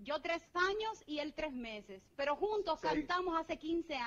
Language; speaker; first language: Spanish; native; Spanish